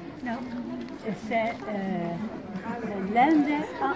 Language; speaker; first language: French; non-native, learner; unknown